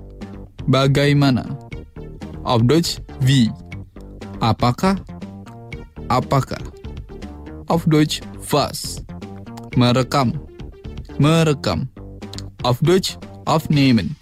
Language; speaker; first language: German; non-native, fluent; Indonesian